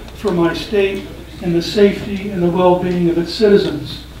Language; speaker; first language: English; native; English